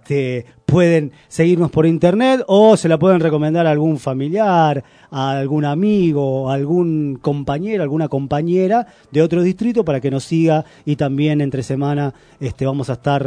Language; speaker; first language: Spanish; native; Spanish